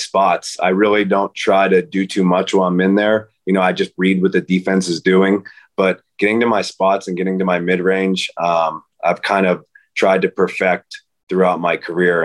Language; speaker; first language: English; native; English